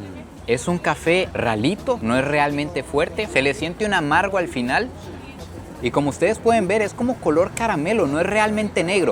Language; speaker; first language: Spanish; native; Spanish